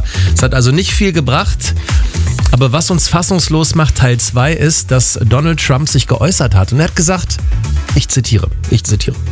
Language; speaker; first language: German; native; German